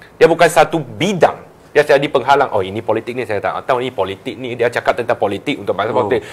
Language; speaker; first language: Malay; non-native, local second language; Chinese